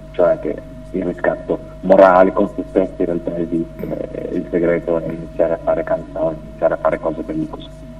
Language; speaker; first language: Italian; early bilingual, other home language; Portuguese